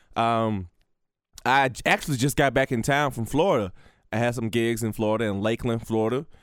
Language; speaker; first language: English; native; English